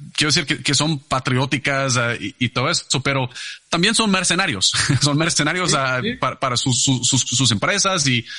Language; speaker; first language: Spanish; non-native, fluent; English